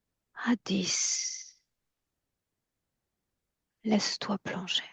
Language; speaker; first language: French; native; French